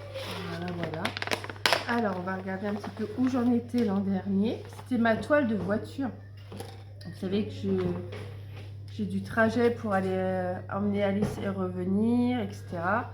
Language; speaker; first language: French; native; French